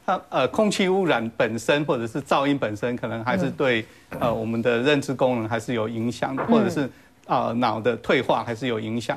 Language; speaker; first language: Chinese; native; Chinese